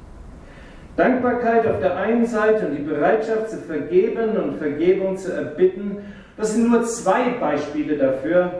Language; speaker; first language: German; native; German